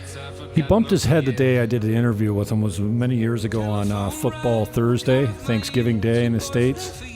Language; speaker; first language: English; native; English